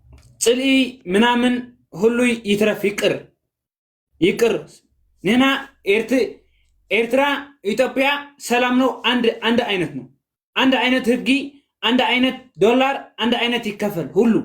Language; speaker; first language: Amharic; non-native, learner; Tigrinya